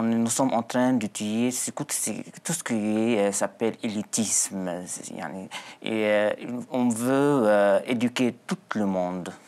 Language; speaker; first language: French; non-native, local second language; Arabic